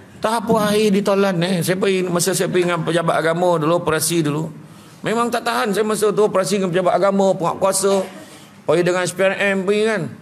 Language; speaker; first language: Malay; native; Malay